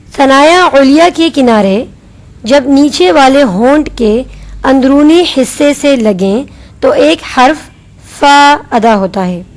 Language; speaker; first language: Urdu; native; Urdu